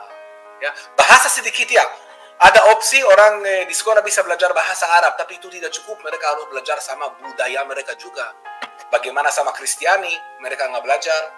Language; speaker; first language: Indonesian; non-native, fluent; Hebrew